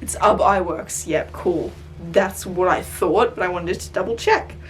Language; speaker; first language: English; native; English